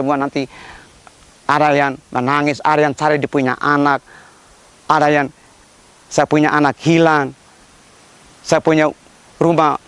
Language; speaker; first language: Indonesian; non-native, local second language; Tetum